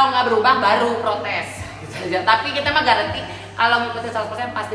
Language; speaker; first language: Indonesian; native; Indonesian